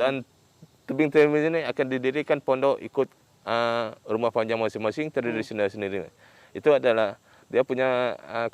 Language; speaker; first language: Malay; non-native, local second language; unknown